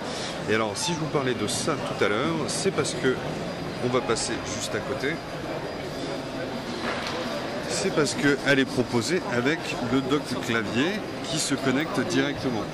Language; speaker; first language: French; native; French